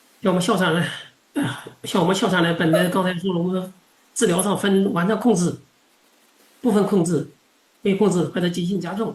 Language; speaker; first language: Chinese; non-native, local second language; Indonesian